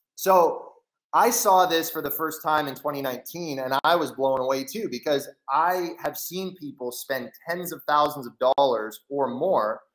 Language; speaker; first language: English; native; English